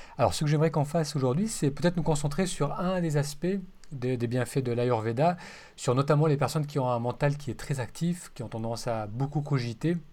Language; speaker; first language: French; native; French